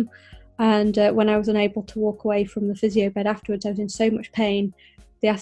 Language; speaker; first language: English; native; English